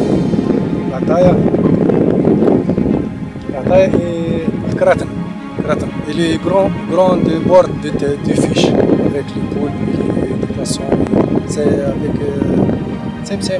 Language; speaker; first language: French; non-native, learner; Arabic